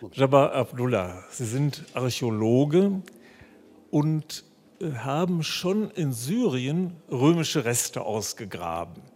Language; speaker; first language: German; native; German